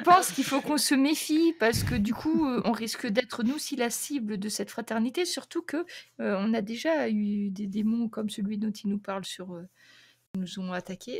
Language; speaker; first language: French; native; French